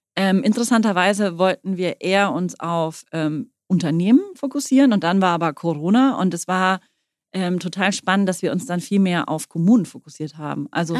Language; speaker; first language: German; native; German